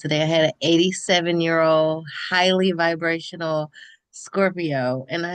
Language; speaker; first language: English; native; English